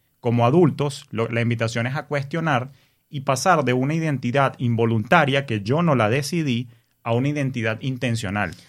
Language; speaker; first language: Spanish; native; Spanish